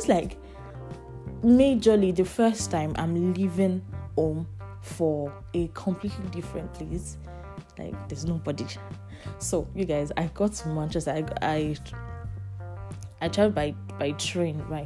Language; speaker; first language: English; non-native, local second language; Yoruba